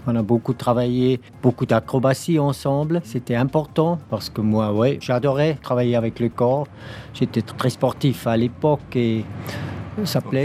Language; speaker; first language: French; non-native, local second language; German